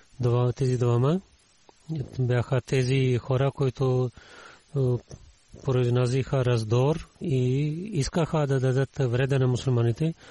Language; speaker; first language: Bulgarian; non-native, learner; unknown